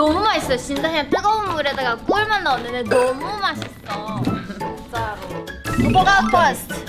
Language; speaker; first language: Korean; non-native, fluent; Chinese